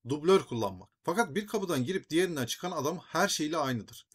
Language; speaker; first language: Turkish; native; Turkish